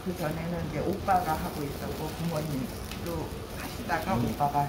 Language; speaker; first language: Korean; native; Korean